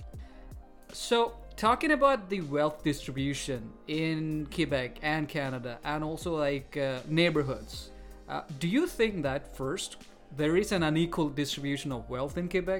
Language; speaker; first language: English; non-native, local second language; Malayalam